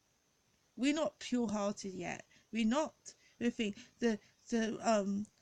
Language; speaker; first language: English; native; English